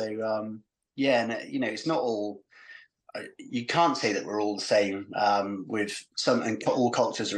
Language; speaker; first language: English; native; English